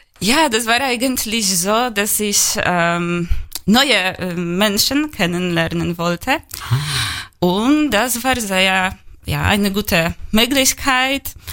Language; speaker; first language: German; non-native, fluent; Polish